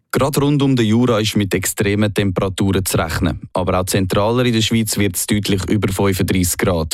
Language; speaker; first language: German; native; German